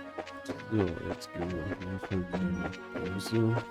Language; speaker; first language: German; native; German